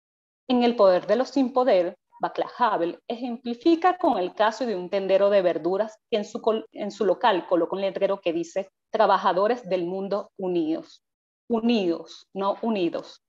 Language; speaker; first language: Spanish; native; Spanish